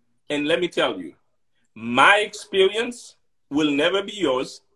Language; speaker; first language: English; non-native, fluent; Haitian Creole